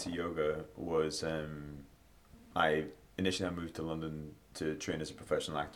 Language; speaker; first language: English; native; English